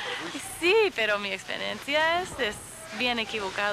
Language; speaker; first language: Spanish; non-native, fluent; English